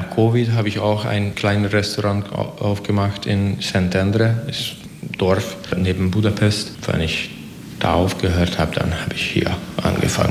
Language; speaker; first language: German; non-native, learner; Hungarian